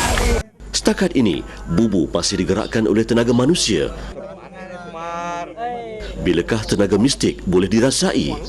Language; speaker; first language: Malay; native; Malay